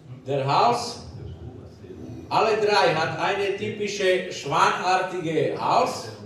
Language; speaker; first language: German; non-native, learner; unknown